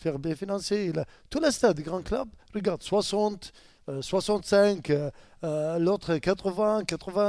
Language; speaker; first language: French; non-native, learner; Arabic